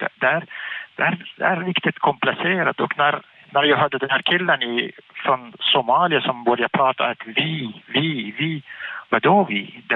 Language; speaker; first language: Swedish; non-native, fluent; Arabic